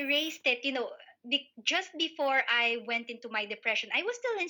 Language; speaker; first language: English; non-native, local second language; Filipino